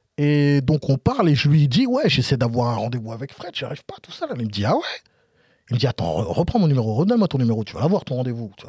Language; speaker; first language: French; native; French